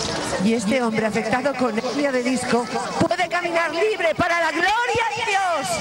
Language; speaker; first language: Spanish; native; Spanish